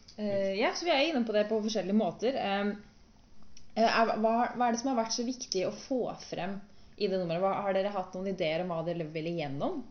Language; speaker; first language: Norwegian; native; Norwegian